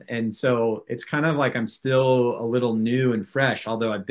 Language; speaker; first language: English; native; English